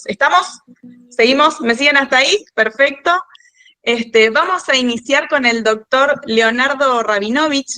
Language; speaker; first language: Spanish; native; Spanish